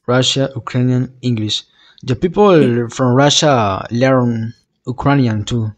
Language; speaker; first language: English; non-native, fluent; Spanish